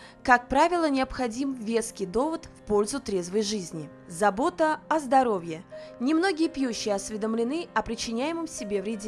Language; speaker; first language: Russian; native; Russian